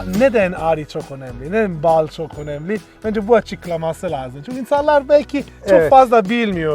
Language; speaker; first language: Turkish; non-native, learner; Italian